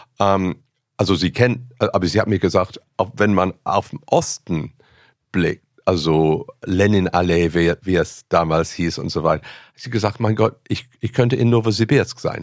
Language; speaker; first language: German; non-native, fluent; English